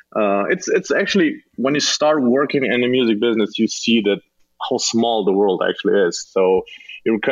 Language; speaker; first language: English; non-native, fluent; Slovenian